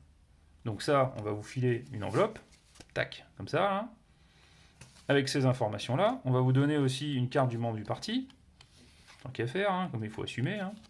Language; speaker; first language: French; native; French